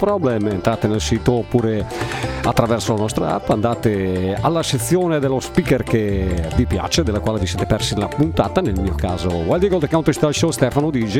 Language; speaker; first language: Italian; native; Italian